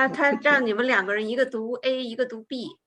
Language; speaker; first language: Chinese; native; Chinese